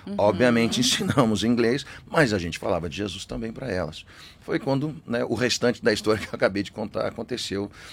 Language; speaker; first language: Portuguese; early bilingual, other home language; English